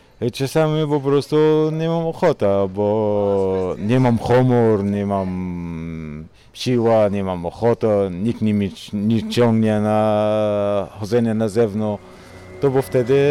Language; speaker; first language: Polish; non-native, learner; Arabic